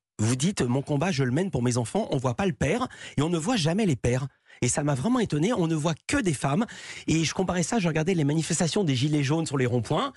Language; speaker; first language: French; native; French